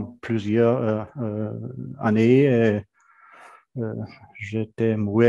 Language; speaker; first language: French; non-native, fluent; German